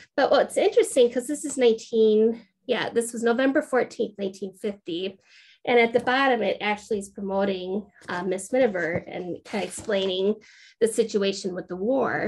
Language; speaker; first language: English; native; English